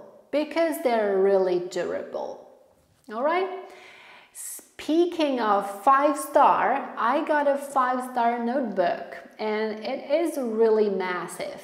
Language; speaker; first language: English; non-native, fluent; Polish